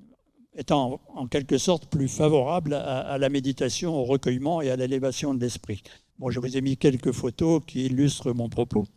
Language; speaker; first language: French; native; French